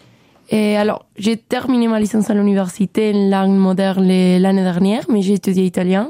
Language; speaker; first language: French; non-native, learner; Spanish